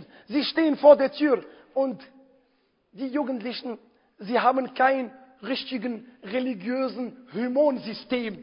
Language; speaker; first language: German; non-native, fluent; Arabic